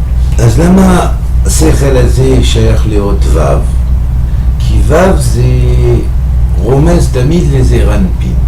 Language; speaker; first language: Hebrew; non-native, fluent; French